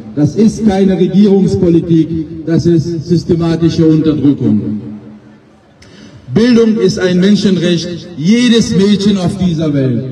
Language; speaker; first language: German; non-native, fluent; Pashto